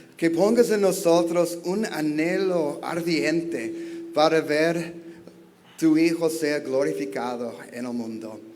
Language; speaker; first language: Spanish; non-native, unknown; English